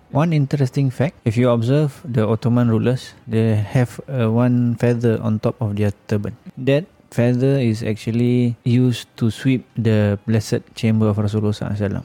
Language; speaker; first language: English; non-native, local second language; Malay